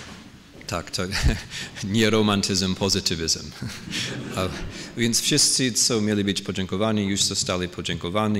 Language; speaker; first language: Polish; non-native, fluent; English